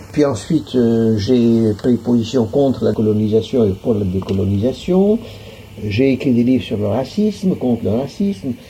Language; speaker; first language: French; non-native, local second language; Arabic